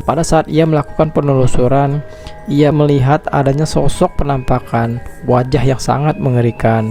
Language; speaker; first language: Indonesian; native; Indonesian